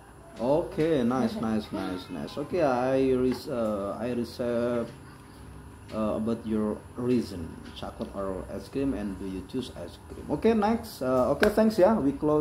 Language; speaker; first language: English; non-native, learner; Indonesian